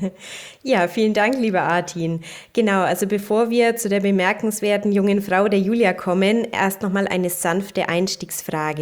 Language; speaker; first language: German; native; German